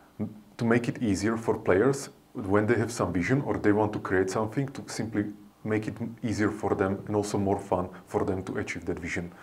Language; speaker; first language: English; non-native, fluent; Slovak